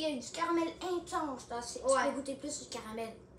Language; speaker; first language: French; non-native, local second language; English